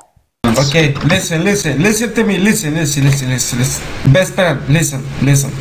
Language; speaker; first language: English; non-native, fluent; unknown